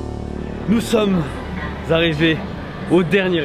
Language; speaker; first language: French; native; French